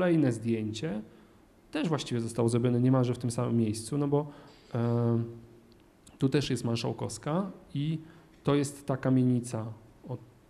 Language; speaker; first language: Polish; native; Polish